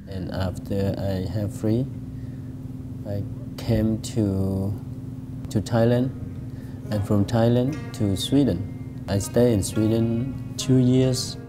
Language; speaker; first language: English; non-native, learner; Khmer